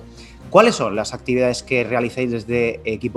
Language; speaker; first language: Spanish; native; Spanish